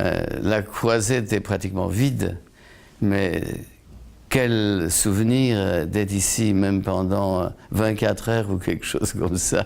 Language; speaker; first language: French; non-native, fluent; Polish